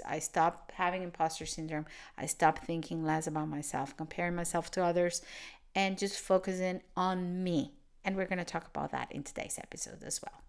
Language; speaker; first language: English; non-native, fluent; Spanish